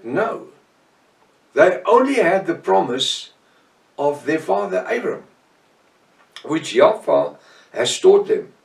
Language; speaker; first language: English; non-native, local second language; Afrikaans